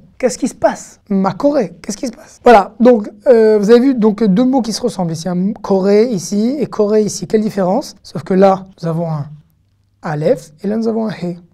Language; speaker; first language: French; native; French